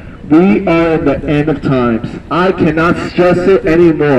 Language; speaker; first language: English; native; English